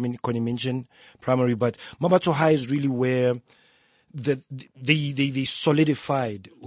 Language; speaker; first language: English; non-native, local second language; Tswana